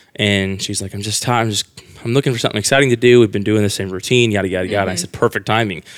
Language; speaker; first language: English; native; English